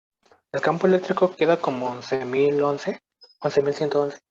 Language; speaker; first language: Spanish; native; Spanish